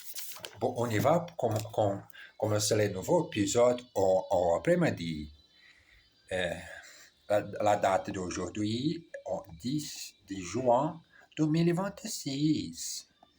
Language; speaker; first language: French; non-native, learner; Portuguese